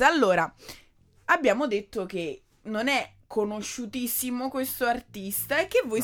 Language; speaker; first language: Italian; native; Italian